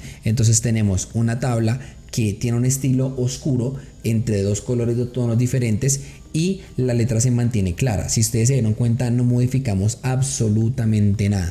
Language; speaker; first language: Spanish; native; Spanish